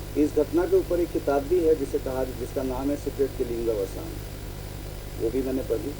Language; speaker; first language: Hindi; non-native, local second language; Assamese